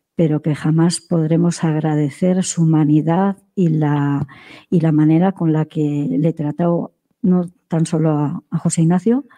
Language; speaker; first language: Spanish; native; Spanish